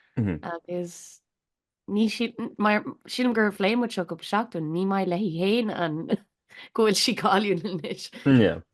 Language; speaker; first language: Irish; native; Irish